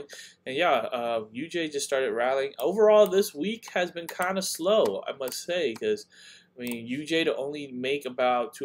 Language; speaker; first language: English; native; English